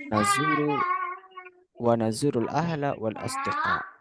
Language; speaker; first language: Arabic; non-native, fluent; Indonesian